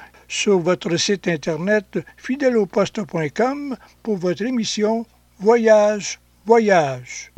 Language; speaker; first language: French; native; French